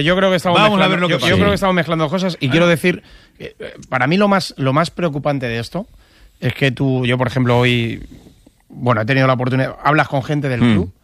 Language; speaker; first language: Spanish; native; Spanish